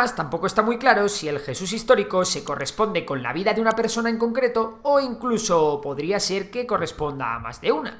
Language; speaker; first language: Spanish; native; Spanish